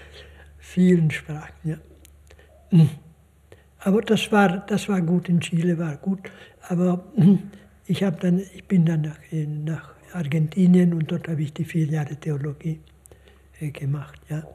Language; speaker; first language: German; non-native, fluent; Hungarian